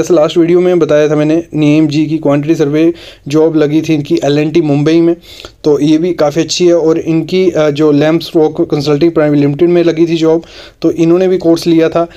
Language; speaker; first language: Hindi; native; Hindi